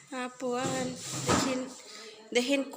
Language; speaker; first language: Arabic; non-native, learner; Bangla